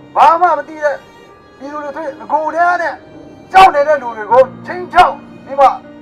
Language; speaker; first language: Burmese; non-native, local second language; Kachin